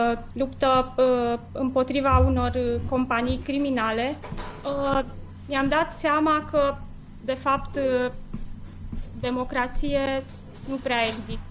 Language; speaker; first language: Romanian; native; Romanian